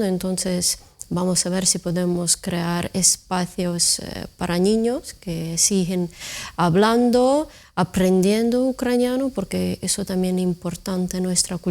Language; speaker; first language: Spanish; non-native, fluent; Ukrainian